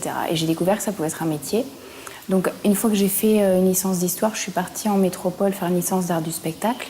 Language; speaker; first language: French; native; French